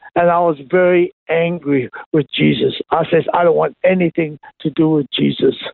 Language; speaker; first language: English; non-native, local second language; Cantonese